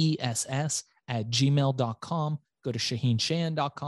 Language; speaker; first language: English; early bilingual, other home language; Persian